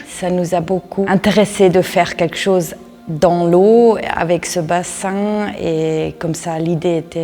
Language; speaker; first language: French; non-native, local second language; German